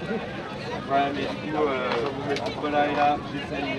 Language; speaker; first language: French; native; French